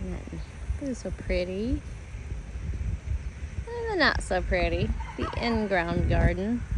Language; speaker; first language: English; native; English